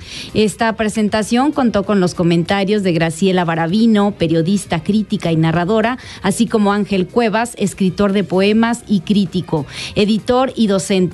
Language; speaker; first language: Spanish; native; Spanish